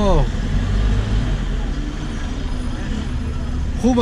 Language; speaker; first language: Persian; non-native, learner; Urdu